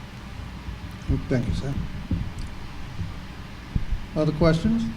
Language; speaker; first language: English; native; English